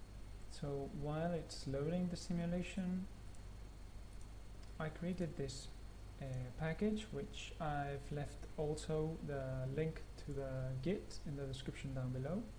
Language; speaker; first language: English; non-native, fluent; Spanish